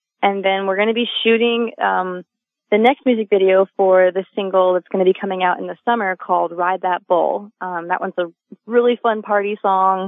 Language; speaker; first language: English; native; English